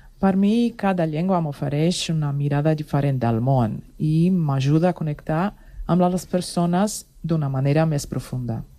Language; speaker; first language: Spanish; non-native, fluent; Portuguese